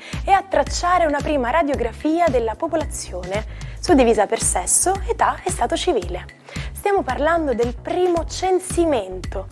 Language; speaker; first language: Italian; native; Italian